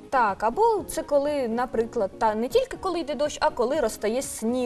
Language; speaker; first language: Ukrainian; native; Ukrainian